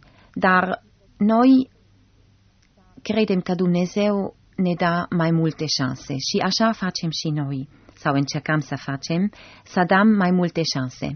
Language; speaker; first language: Romanian; non-native, fluent; German